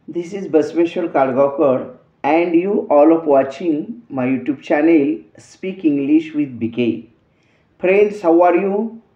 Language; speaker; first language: English; non-native, local second language; Marathi